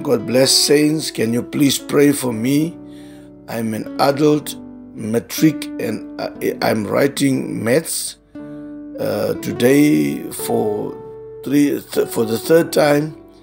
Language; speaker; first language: English; non-native, local second language; Afrikaans